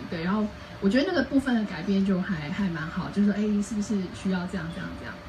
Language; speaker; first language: Chinese; native; Chinese